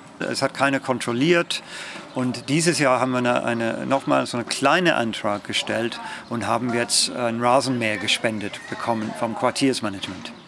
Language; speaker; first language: German; non-native, fluent; English